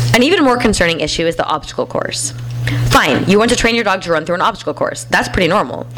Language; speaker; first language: English; native; English